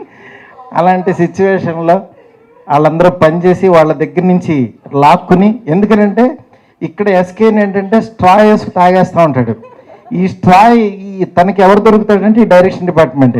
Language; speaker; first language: Telugu; native; Telugu